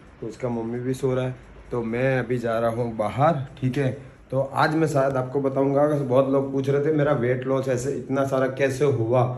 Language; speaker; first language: Hindi; non-native, local second language; Gujarati